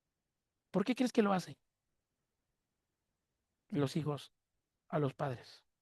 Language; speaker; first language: Spanish; native; Spanish